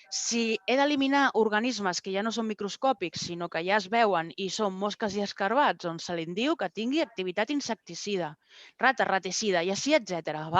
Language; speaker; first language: Catalan; non-native, local second language; Spanish